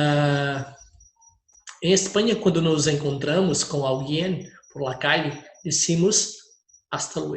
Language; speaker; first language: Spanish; non-native, fluent; Portuguese